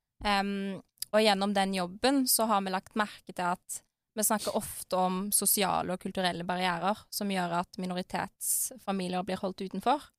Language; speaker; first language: Norwegian; early bilingual, other home language; Arabic